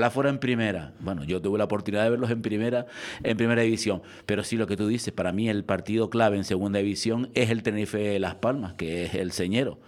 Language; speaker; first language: Spanish; native; Spanish